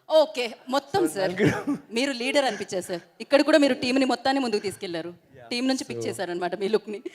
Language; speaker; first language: Telugu; native; Telugu